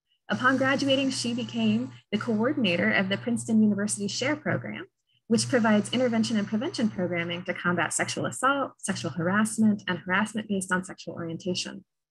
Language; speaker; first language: English; native; English